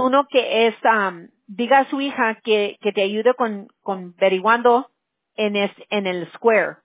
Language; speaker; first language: Spanish; early bilingual, heritage; English